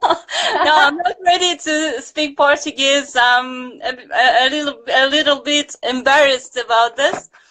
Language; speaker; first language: English; non-native, fluent; Russian